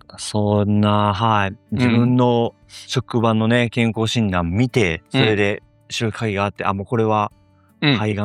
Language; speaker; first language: Japanese; native; Japanese